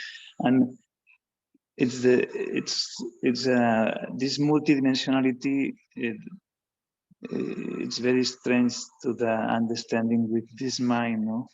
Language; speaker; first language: English; non-native, learner; Spanish